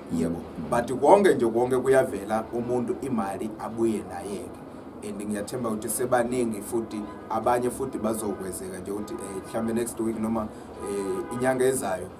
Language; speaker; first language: Zulu; native; Zulu